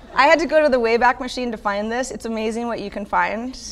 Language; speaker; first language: English; native; English